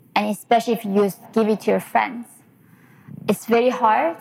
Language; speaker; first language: English; early bilingual, other home language; Korean